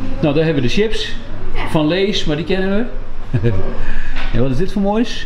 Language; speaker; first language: Dutch; native; Dutch